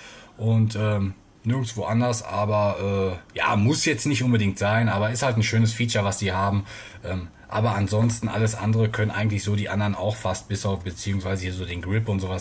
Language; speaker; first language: German; native; German